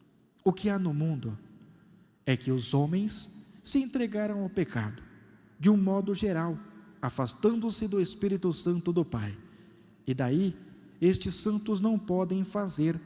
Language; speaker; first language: Portuguese; native; Portuguese